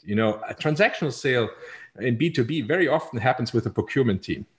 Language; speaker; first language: English; non-native, fluent; German